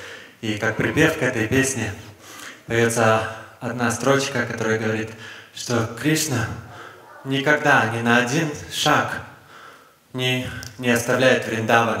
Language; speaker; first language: Russian; native; Russian